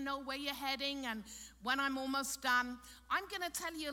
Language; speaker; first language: English; native; English